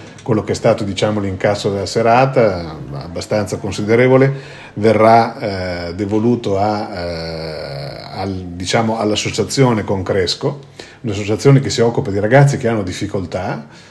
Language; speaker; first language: Italian; native; Italian